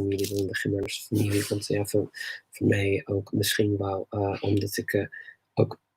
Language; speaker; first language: Dutch; non-native, learner; English